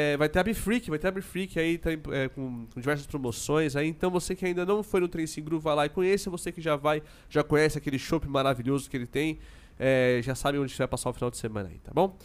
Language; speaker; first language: Portuguese; native; Portuguese